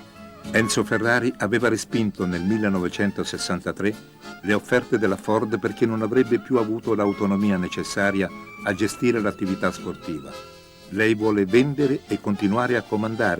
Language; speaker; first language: Italian; native; Italian